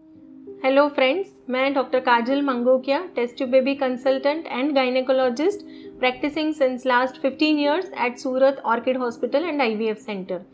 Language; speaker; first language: Hindi; non-native, local second language; Gujarati